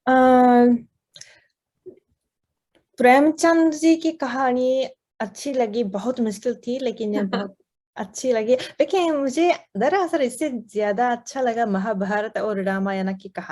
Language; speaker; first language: Hindi; non-native, fluent; Japanese